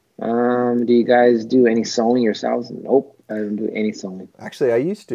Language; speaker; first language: English; native; English